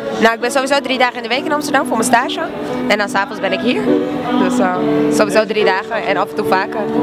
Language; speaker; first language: Dutch; early bilingual, other home language; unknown